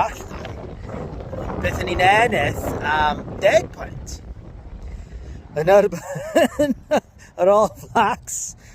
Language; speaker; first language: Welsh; non-native, learner; English